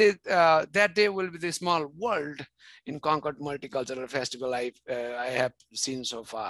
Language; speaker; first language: English; non-native, fluent; Nepali